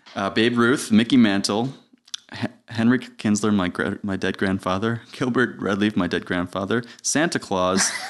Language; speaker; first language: English; native; English